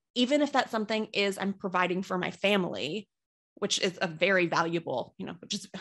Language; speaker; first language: English; native; English